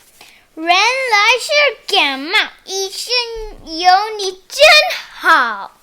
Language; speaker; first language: Chinese; early bilingual, heritage; Chinese